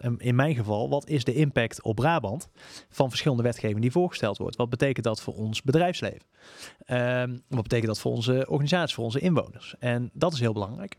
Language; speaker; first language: Dutch; native; Dutch